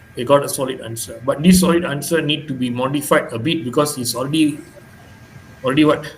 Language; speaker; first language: English; non-native, local second language; Malay